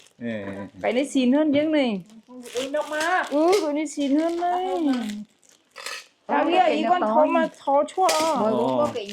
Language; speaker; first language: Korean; non-native, learner; Vietnamese